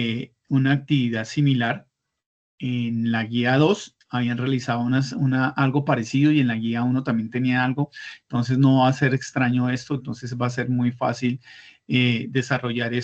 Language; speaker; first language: Spanish; native; Spanish